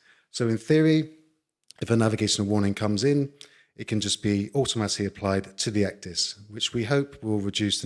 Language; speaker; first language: English; native; English